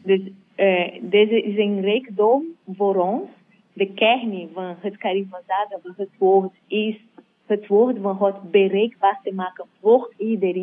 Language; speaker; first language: Dutch; non-native, learner; Portuguese